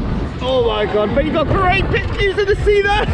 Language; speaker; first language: English; native; English